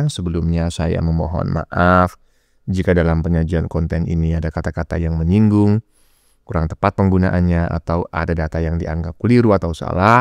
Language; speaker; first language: Indonesian; native; Indonesian